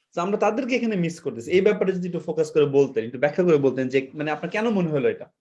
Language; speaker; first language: Bangla; native; Bangla